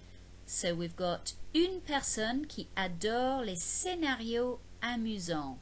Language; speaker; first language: French; non-native, fluent; English